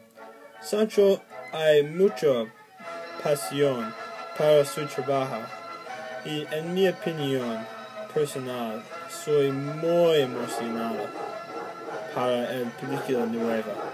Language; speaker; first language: Spanish; non-native, learner; English